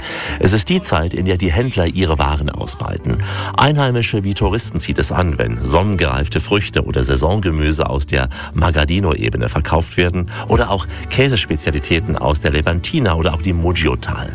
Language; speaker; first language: German; native; German